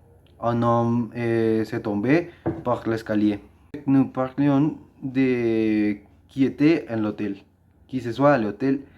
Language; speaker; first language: French; non-native, learner; Spanish